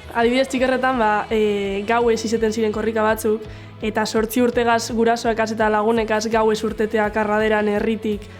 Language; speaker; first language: Basque; native; Basque